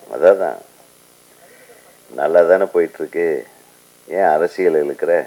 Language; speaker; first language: Tamil; native; Tamil